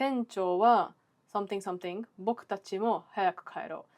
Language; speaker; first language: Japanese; early bilingual, heritage; English